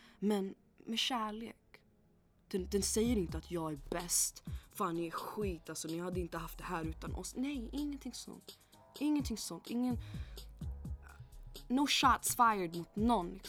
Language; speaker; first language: Swedish; early bilingual, other home language; English